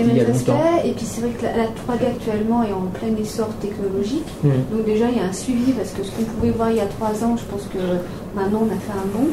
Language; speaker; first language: French; native; French